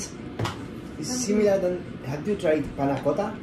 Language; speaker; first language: English; non-native, learner; Spanish